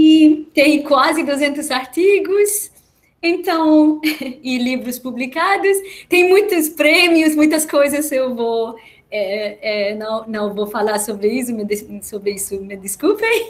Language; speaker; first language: Portuguese; non-native, fluent; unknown